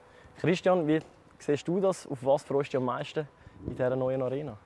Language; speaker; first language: German; native; German